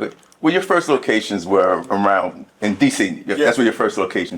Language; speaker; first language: English; native; English